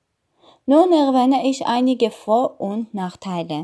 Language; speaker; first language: German; non-native, learner; Armenian